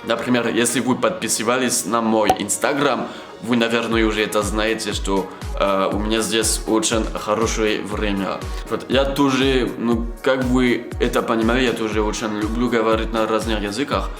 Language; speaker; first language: Russian; non-native, learner; French